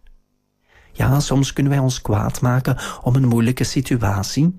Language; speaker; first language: Dutch; native; Dutch